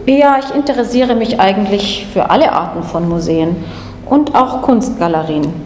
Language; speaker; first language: German; non-native, fluent; English